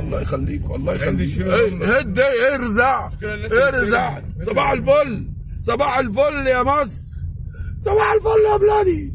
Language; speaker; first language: Arabic; native; Arabic